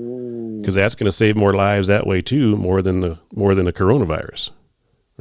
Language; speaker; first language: English; native; English